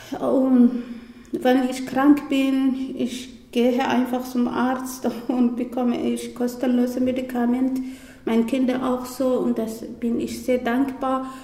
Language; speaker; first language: German; non-native, learner; Somali